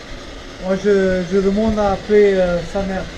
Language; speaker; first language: French; non-native, fluent; Portuguese